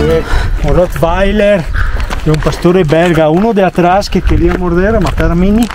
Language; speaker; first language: Spanish; non-native, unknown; Italian